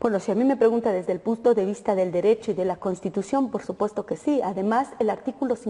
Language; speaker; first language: Spanish; native; Spanish